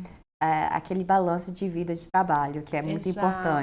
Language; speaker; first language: Portuguese; early bilingual, heritage; Portuguese